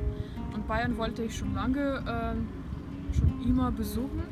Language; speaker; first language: German; non-native, learner; Russian